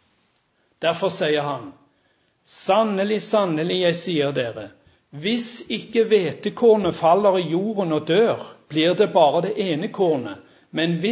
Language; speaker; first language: Norwegian; native; Norwegian